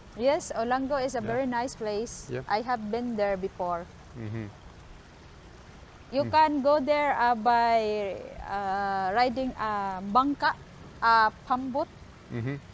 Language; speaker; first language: English; non-native, local second language; Cebuano